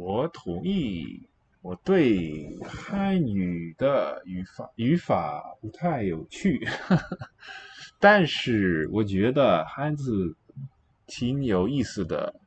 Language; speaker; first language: Chinese; non-native, learner; English